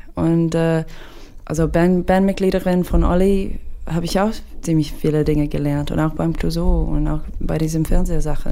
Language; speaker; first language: German; non-native, fluent; English